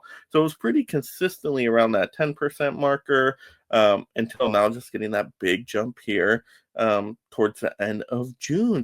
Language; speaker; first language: English; native; English